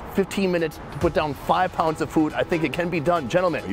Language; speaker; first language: English; native; English